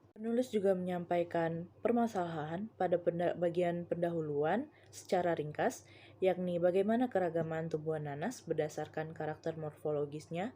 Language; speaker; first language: Indonesian; native; Indonesian